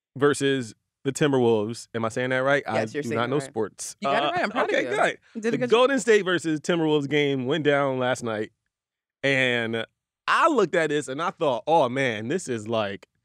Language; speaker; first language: English; native; English